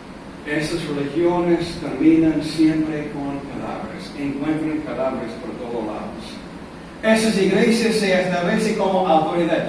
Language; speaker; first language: Spanish; non-native, fluent; English